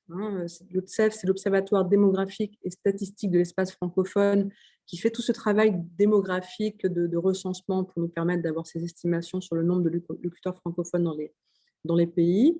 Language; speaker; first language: French; native; French